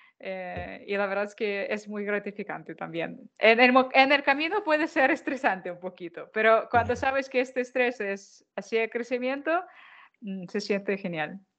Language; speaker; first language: Spanish; non-native, fluent; Ukrainian